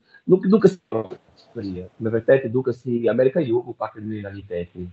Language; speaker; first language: Albanian; non-native, learner; Portuguese